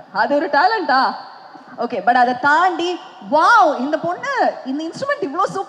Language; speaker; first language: Tamil; native; Tamil